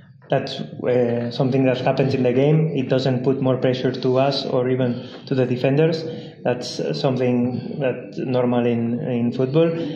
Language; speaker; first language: English; non-native, fluent; Spanish